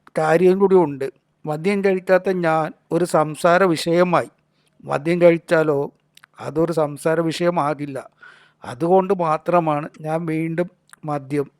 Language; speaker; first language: Malayalam; native; Malayalam